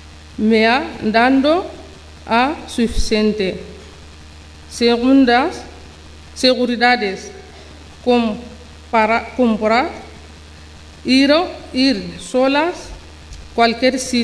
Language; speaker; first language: Spanish; non-native, learner; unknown